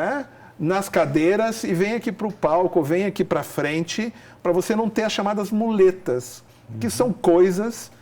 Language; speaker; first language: Portuguese; native; Portuguese